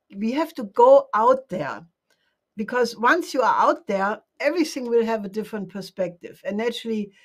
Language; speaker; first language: English; non-native, fluent; German